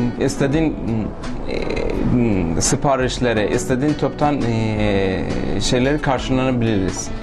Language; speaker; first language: Turkish; non-native, local second language; Persian